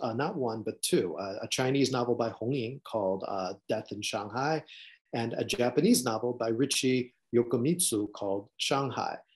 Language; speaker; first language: English; native; English